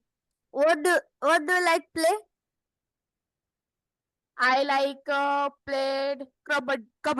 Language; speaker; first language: English; non-native, learner; Hindi